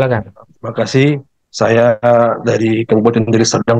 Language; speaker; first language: Indonesian; native; Indonesian